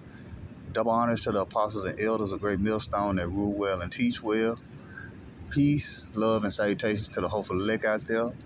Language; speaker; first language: English; native; English